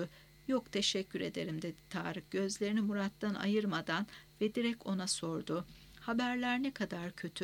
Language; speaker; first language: Turkish; native; Turkish